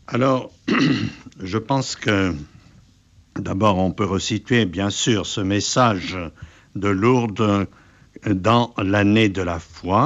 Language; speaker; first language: French; native; French